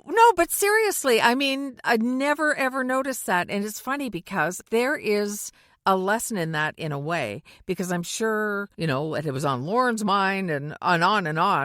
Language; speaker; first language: English; native; English